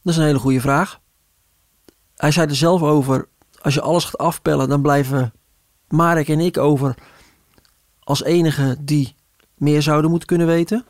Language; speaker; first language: Dutch; native; Dutch